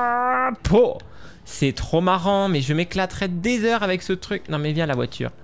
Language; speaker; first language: French; native; French